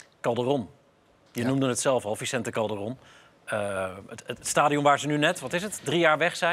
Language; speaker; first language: Dutch; native; Dutch